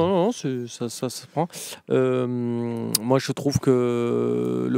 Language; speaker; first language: French; native; French